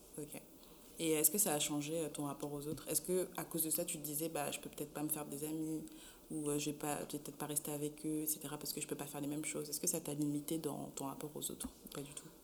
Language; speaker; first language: French; native; French